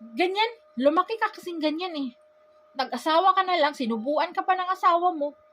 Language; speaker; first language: Filipino; non-native, local second language; Cebuano